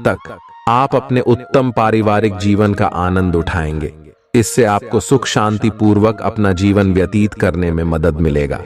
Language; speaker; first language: Hindi; native; Hindi